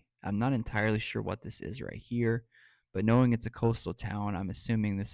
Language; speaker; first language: English; native; English